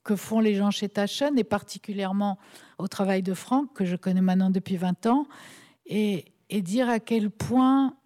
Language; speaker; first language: French; native; French